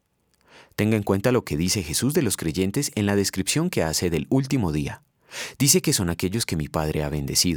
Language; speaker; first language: Spanish; native; Spanish